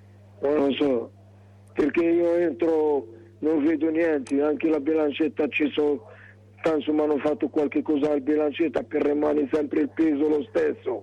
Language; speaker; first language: Italian; non-native, learner; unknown